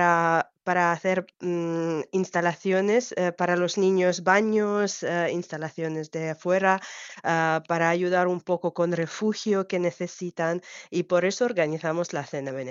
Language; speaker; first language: Spanish; non-native, fluent; Ukrainian